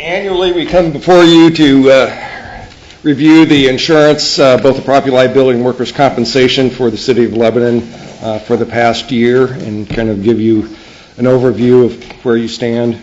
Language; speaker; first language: English; native; English